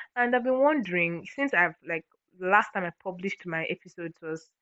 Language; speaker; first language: English; non-native, local second language; Ibibio